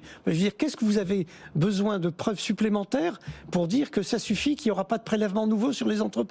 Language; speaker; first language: French; native; French